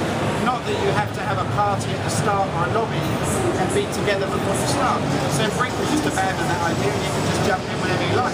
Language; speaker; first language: English; native; English